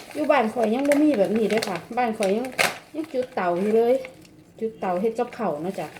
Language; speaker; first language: Thai; non-native, local second language; Northeastern Thai